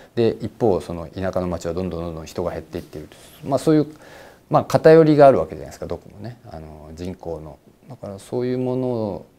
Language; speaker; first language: Japanese; native; Japanese